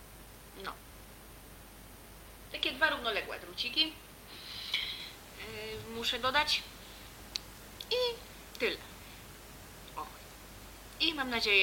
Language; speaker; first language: Polish; native; Polish